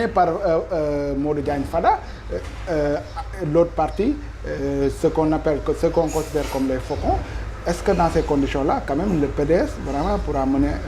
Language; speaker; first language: French; non-native, local second language; Wolof